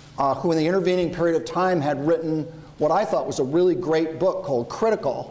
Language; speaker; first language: English; native; English